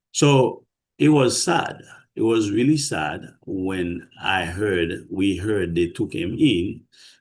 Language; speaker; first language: English; non-native, fluent; Haitian Creole